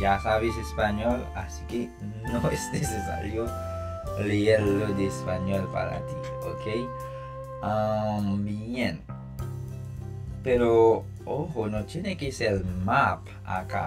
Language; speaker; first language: Spanish; non-native, fluent; Haitian Creole